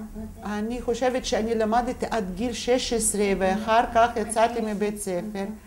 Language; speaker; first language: Hebrew; non-native, fluent; Russian